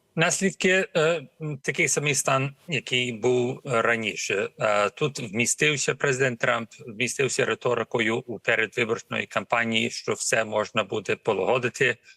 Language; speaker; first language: Ukrainian; early bilingual, heritage; Ukrainian